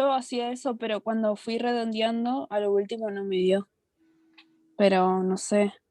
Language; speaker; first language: Spanish; native; Spanish